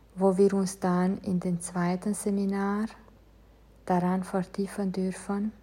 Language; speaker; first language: German; non-native, fluent; Romanian